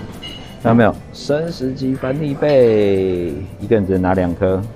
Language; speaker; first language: Chinese; native; Chinese